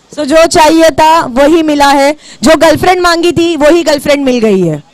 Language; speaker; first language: Hindi; non-native, local second language; Marathi